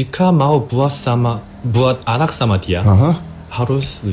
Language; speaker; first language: Indonesian; non-native, learner; Korean